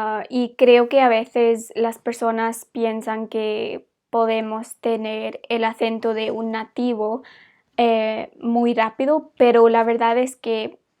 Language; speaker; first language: Spanish; non-native, fluent; English